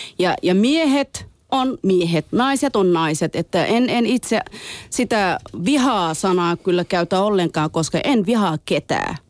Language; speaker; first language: Finnish; non-native, fluent; Somali